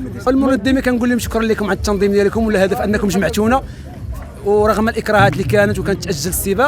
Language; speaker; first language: Arabic; native; Arabic